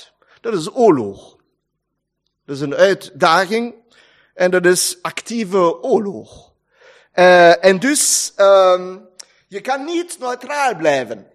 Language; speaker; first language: Dutch; non-native, fluent; German